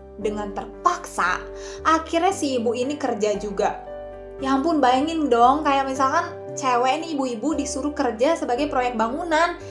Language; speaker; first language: Indonesian; native; Indonesian